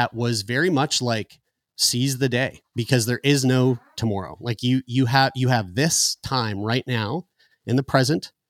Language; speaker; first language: English; native; English